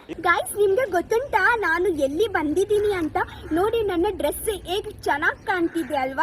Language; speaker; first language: Kannada; non-native, local second language; Tulu